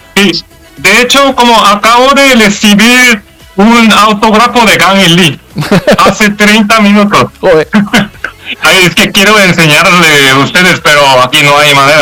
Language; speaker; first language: Spanish; non-native, learner; Korean